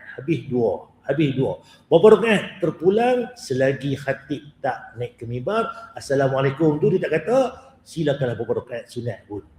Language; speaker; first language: Malay; native; Malay